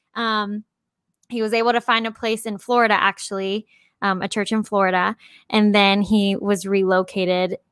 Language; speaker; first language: English; early bilingual, heritage; English